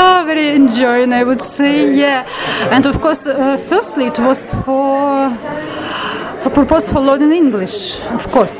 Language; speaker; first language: English; non-native, fluent; Latvian